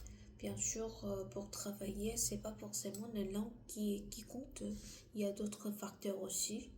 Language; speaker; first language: French; non-native, learner; Korean